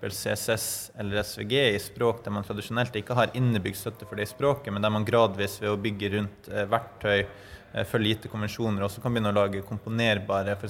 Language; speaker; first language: Norwegian; native; Norwegian